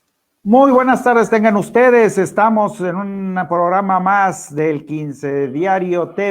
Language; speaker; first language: Spanish; native; Spanish